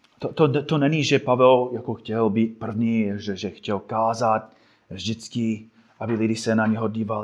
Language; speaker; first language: Czech; non-native, fluent; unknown